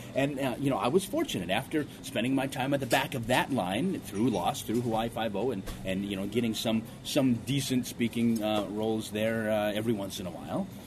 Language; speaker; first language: English; native; English